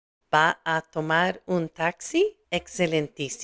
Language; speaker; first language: Spanish; non-native, fluent; English